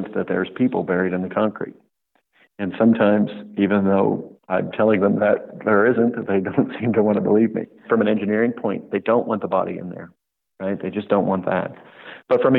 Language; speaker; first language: English; native; English